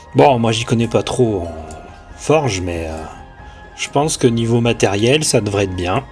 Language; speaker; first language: French; native; French